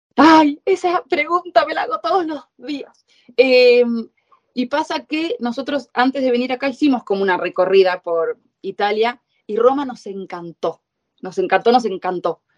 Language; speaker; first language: Spanish; native; Spanish